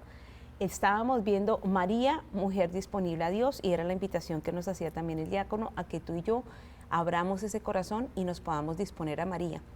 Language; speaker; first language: Spanish; native; Spanish